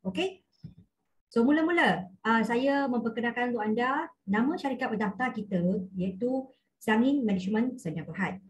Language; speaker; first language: Malay; non-native, local second language; Cantonese